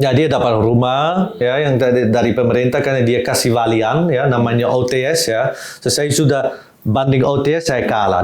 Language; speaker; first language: Indonesian; non-native, fluent; Dutch